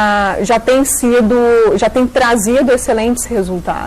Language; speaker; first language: Portuguese; native; Portuguese